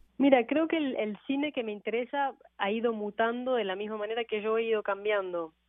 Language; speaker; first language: Spanish; native; Spanish